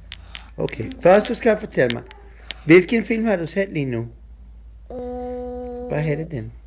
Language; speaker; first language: Danish; non-native, fluent; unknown